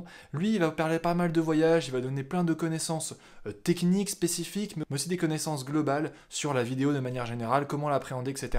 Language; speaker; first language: French; native; French